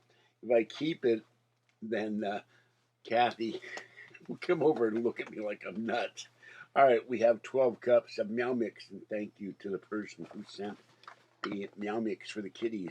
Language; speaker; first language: English; native; English